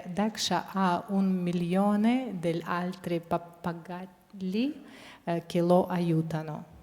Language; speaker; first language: Italian; non-native, fluent; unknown